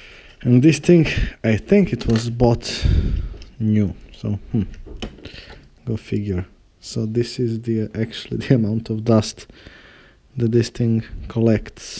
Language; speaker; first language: English; non-native, fluent; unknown